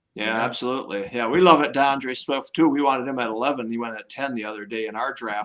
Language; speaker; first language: English; native; English